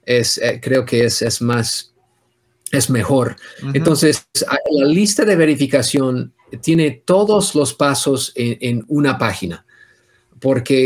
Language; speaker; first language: Spanish; non-native, fluent; English